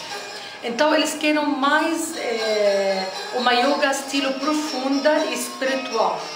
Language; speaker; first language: Portuguese; non-native, fluent; Arabic